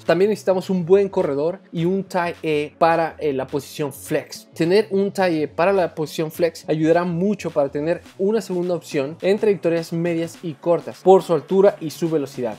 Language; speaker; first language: Spanish; native; Spanish